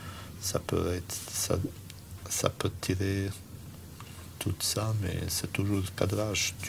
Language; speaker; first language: French; non-native, fluent; Bosnian